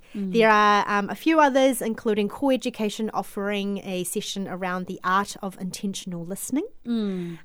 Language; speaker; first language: English; native; English